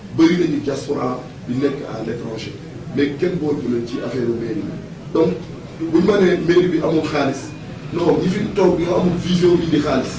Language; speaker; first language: Wolof; non-native, local second language; Fula